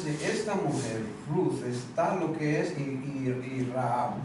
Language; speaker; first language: Spanish; native; Spanish